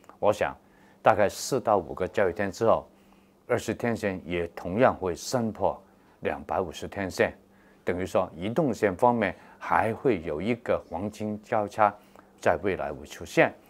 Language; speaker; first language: Chinese; non-native, local second language; Cantonese